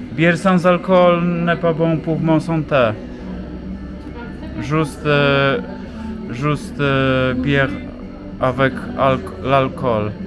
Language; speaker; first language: French; non-native, learner; Polish